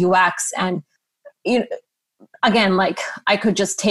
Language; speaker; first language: English; non-native, local second language; Urdu